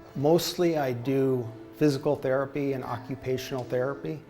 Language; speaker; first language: English; native; English